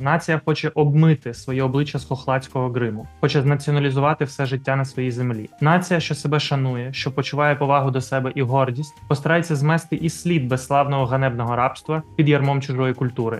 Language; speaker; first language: Ukrainian; native; Ukrainian